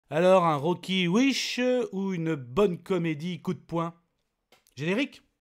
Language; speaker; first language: French; native; French